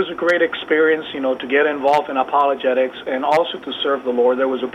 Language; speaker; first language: English; non-native, fluent; Spanish